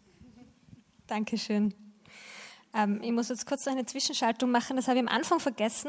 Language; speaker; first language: German; native; German